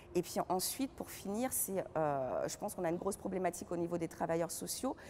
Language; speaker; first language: French; native; French